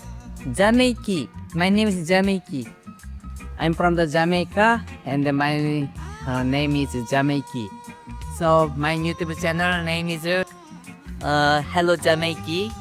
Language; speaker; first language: English; non-native, learner; Korean